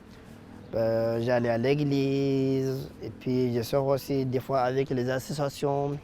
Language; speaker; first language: French; non-native, fluent; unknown